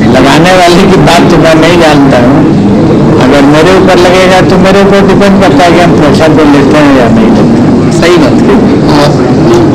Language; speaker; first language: Hindi; native; Hindi